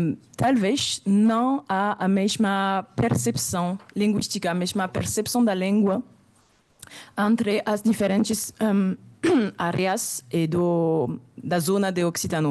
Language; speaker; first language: Portuguese; non-native, fluent; French